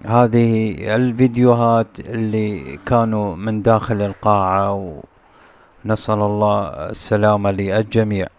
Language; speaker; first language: Arabic; native; Arabic